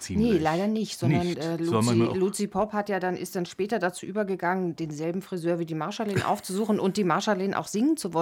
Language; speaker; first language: German; native; German